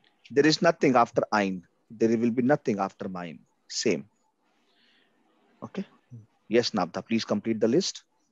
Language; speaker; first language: English; non-native, local second language; Hindi